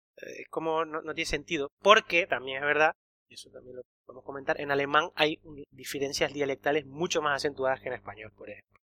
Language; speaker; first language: Spanish; native; Spanish